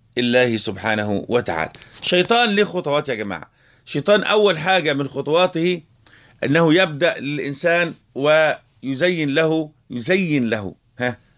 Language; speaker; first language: Arabic; native; Arabic